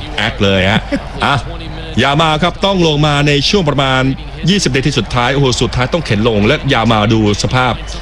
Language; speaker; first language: Thai; native; Thai